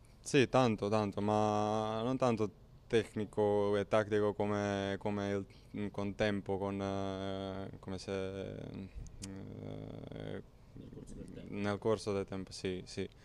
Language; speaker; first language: Italian; non-native, learner; Croatian